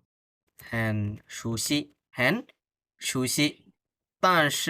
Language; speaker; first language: Chinese; non-native, fluent; Bangla